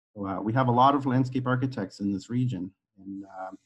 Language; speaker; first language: English; non-native, fluent; Spanish